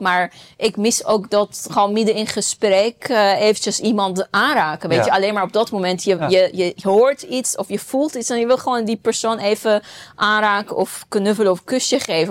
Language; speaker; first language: Dutch; non-native, fluent; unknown